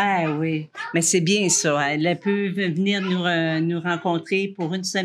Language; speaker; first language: French; native; French